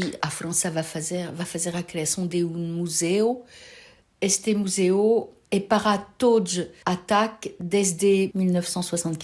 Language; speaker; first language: Portuguese; early bilingual, heritage; Portuguese